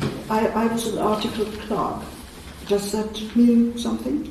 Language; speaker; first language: English; early bilingual, other home language; German